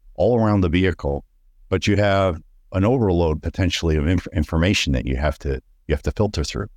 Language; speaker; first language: English; native; English